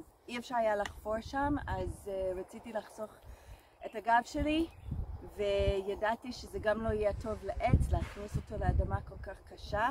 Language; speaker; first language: Hebrew; non-native, fluent; English